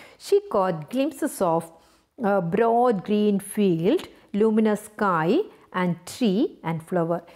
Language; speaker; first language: English; non-native, local second language; Malayalam